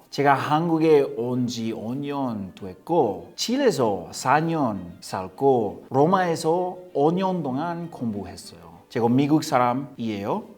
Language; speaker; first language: Korean; non-native, learner; English